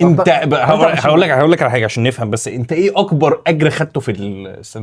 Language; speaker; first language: Arabic; native; Arabic